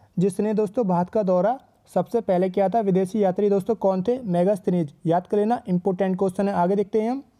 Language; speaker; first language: Hindi; native; Hindi